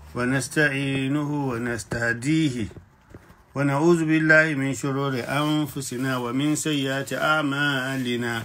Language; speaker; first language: Arabic; non-native, fluent; Yoruba